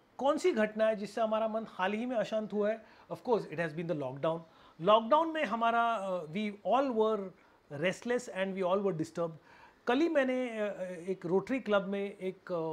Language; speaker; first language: Hindi; non-native, local second language; Marathi